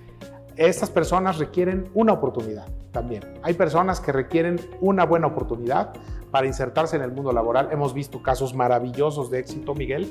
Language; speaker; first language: Spanish; native; Spanish